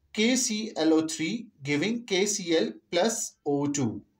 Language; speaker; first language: English; non-native, local second language; Urdu